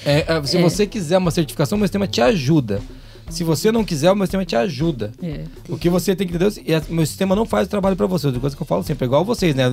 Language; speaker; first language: Portuguese; native; Portuguese